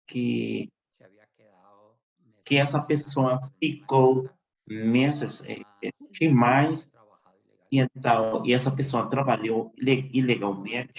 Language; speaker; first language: Portuguese; non-native, fluent; Spanish